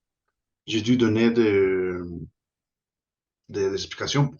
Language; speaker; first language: French; non-native, fluent; Spanish